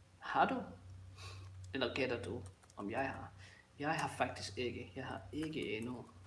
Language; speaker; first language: Danish; native; Danish